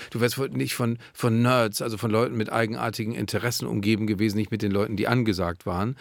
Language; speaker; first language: German; native; German